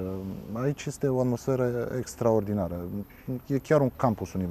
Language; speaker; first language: Romanian; native; Romanian